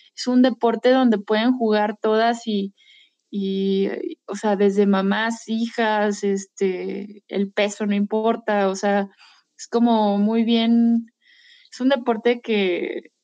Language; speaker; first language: Spanish; native; Spanish